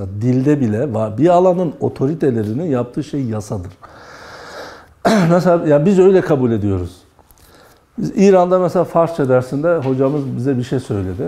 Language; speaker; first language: Turkish; native; Turkish